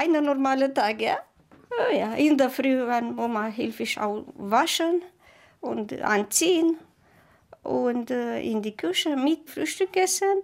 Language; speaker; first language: German; non-native, learner; Romanian